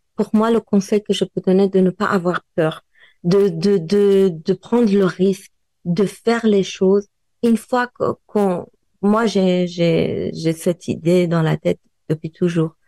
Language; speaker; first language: French; non-native, fluent; Persian